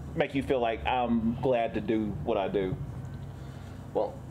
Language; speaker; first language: English; native; English